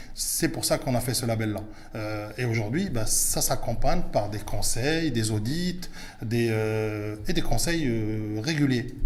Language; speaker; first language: French; early bilingual, other home language; Arabic